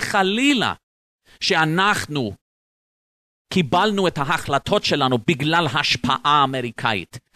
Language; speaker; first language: Hebrew; non-native, fluent; English